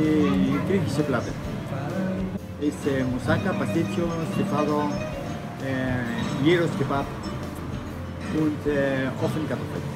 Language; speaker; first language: German; non-native, learner; Greek